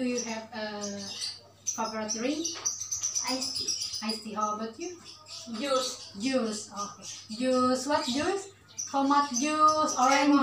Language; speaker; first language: English; non-native, learner; Indonesian